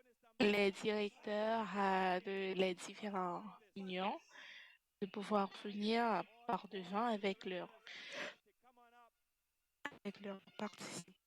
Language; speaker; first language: French; non-native, fluent; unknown